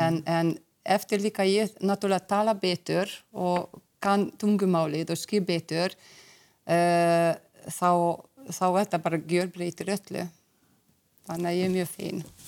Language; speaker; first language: Icelandic; non-native, fluent; Hungarian